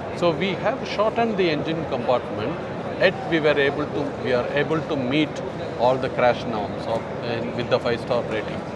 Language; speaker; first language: English; non-native, local second language; Tamil